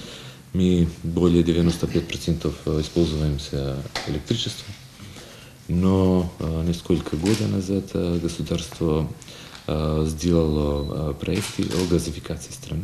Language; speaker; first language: Russian; non-native, fluent; Macedonian